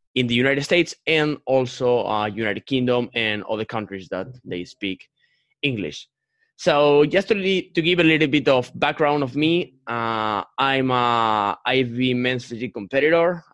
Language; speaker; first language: English; non-native, fluent; Spanish